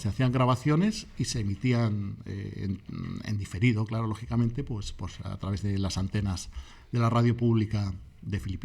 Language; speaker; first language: Spanish; native; Spanish